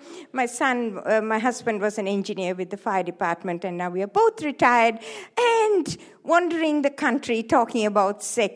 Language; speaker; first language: English; non-native, local second language; Tamil